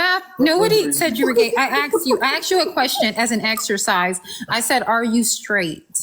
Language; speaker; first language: English; native; English